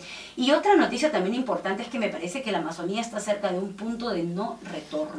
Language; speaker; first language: Spanish; native; Spanish